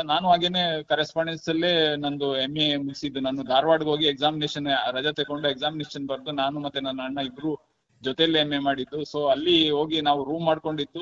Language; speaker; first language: Kannada; non-native, local second language; Kodava